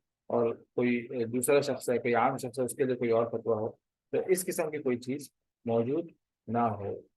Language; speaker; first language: Urdu; native; Urdu